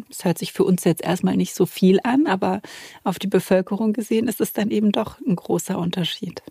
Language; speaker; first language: German; native; German